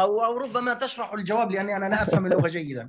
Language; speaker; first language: Arabic; native; Arabic